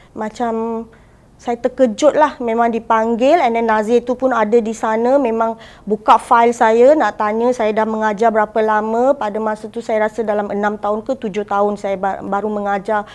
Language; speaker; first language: Malay; non-native, local second language; Tamil